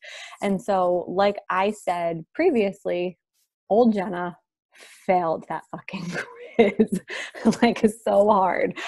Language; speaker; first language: English; native; English